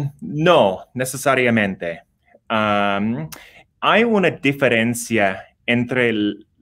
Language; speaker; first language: Spanish; non-native, learner; English